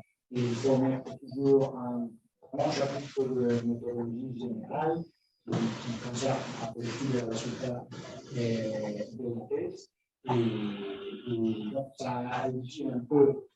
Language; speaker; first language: French; non-native, fluent; Spanish